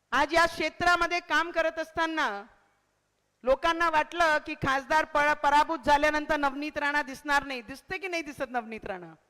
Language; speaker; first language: Marathi; non-native, local second language; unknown